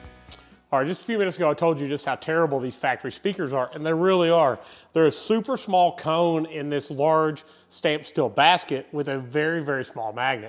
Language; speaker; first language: English; native; English